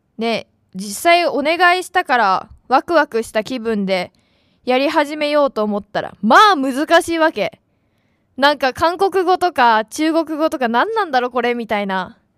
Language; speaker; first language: Japanese; native; Japanese